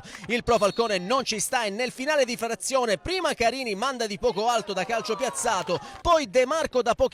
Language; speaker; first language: Italian; native; Italian